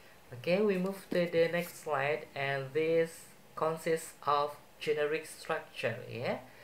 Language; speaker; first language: English; non-native, fluent; Indonesian